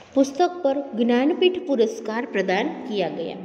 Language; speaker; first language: Hindi; non-native, local second language; Gujarati